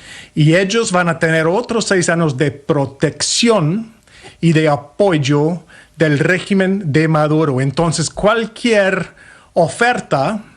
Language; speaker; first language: Spanish; non-native, fluent; English